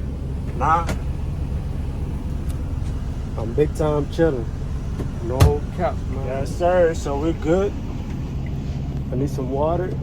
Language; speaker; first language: English; native; English